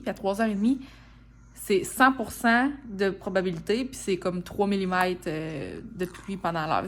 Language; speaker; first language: French; native; French